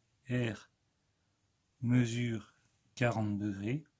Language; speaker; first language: French; native; French